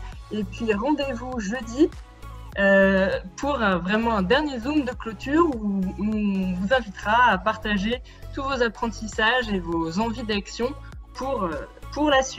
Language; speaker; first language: French; native; French